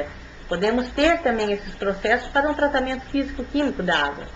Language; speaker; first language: Portuguese; native; Portuguese